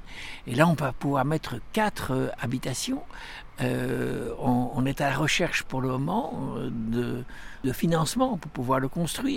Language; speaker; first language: French; native; French